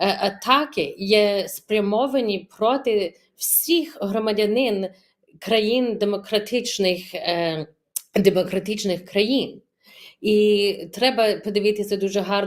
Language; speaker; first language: Ukrainian; early bilingual, heritage; Ukrainian